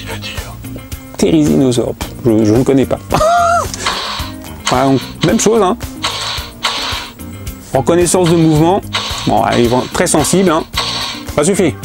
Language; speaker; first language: French; native; French